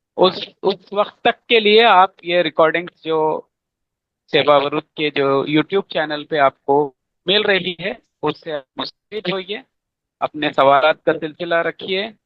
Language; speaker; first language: Urdu; native; Urdu